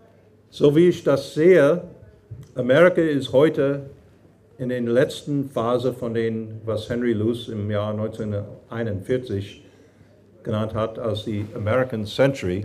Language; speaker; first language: German; non-native, fluent; English